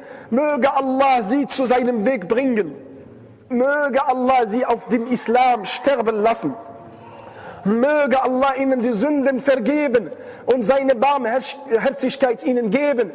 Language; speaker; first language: German; non-native, fluent; Arabic